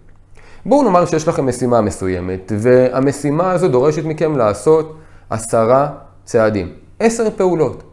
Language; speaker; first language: Hebrew; native; Hebrew